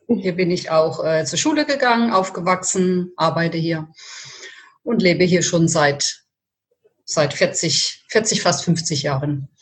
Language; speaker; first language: German; early bilingual, other home language; Italian